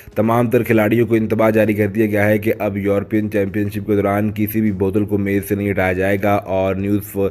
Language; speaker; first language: Urdu; native; Urdu